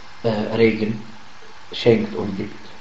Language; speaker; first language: German; non-native, learner; Arabic